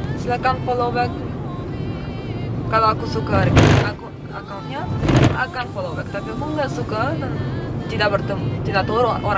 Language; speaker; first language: Indonesian; non-native, fluent; Bulgarian